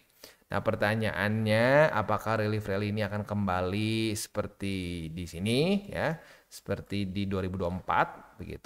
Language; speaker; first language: Indonesian; native; Indonesian